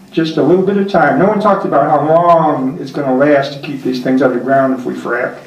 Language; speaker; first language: English; native; English